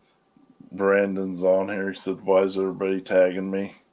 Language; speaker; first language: English; native; English